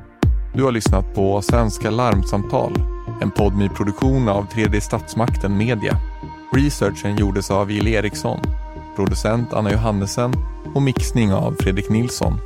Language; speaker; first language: Swedish; native; Swedish